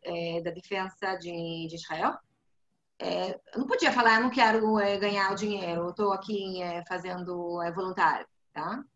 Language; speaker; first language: Portuguese; non-native, fluent; Hebrew